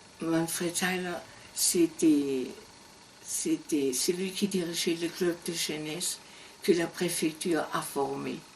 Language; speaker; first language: French; non-native, learner; German